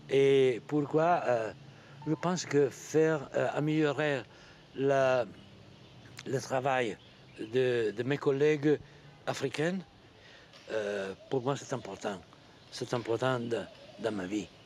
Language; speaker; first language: French; non-native, learner; Italian